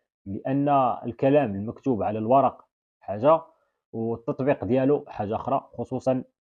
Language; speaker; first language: Arabic; native; Arabic